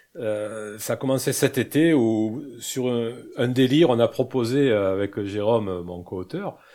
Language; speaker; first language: French; native; French